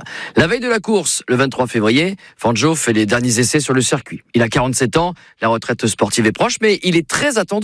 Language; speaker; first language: French; native; French